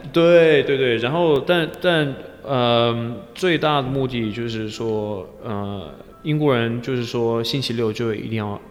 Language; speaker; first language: Chinese; non-native, fluent; English